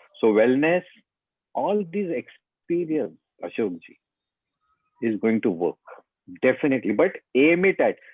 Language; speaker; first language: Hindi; non-native, local second language; Marathi